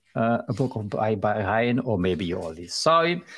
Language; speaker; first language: English; non-native, fluent; Dutch